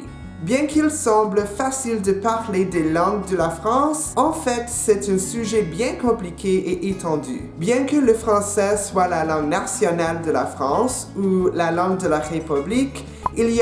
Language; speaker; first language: French; non-native, local second language; English